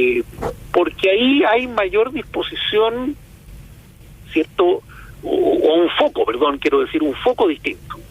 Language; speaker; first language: Spanish; native; Spanish